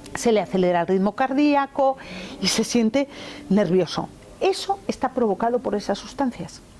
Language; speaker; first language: Spanish; early bilingual, other home language; English